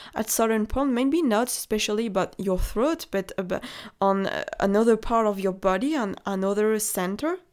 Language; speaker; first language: English; non-native, fluent; French